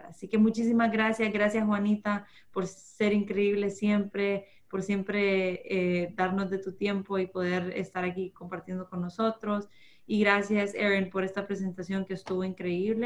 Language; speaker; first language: Spanish; early bilingual, heritage; Spanish